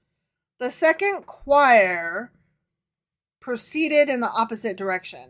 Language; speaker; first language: English; native; English